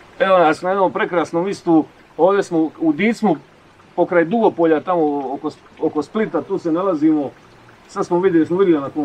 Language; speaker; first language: Croatian; native; Croatian